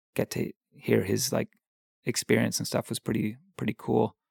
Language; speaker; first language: English; native; English